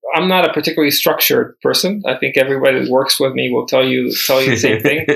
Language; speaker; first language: English; early bilingual, other home language; Spanish